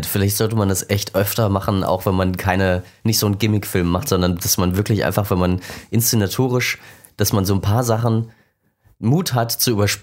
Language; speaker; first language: German; native; German